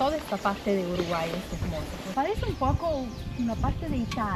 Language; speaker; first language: Spanish; non-native, learner; Italian